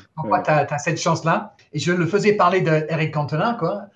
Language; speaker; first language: French; non-native, fluent; English